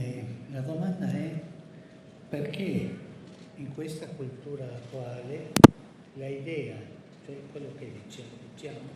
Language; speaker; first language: Italian; non-native, fluent; Spanish